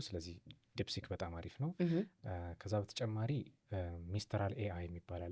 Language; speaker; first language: Amharic; native; Amharic